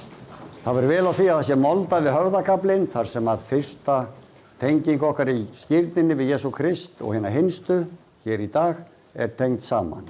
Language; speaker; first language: Icelandic; native; Icelandic